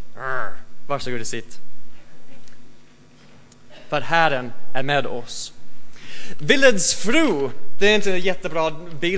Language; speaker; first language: Swedish; non-native, fluent; English